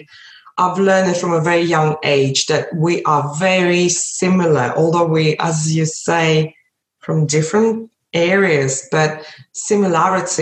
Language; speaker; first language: English; early bilingual, other home language; Russian